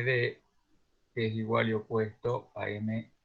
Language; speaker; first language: Spanish; native; Spanish